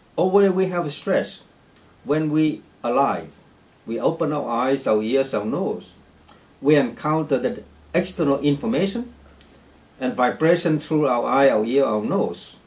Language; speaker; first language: English; non-native, fluent; Vietnamese